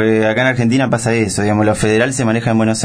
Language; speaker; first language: Spanish; native; Spanish